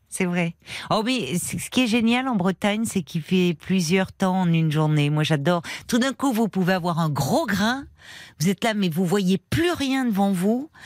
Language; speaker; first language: French; native; French